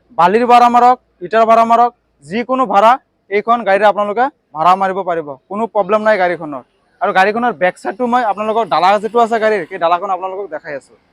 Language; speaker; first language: Assamese; non-native, local second language; Bangla